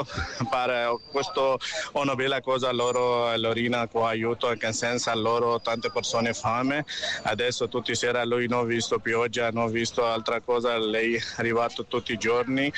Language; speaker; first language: Italian; non-native, learner; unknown